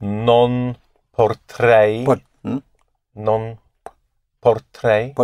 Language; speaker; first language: Italian; non-native, learner; English